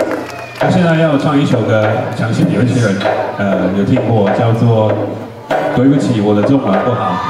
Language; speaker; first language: Chinese; non-native, fluent; English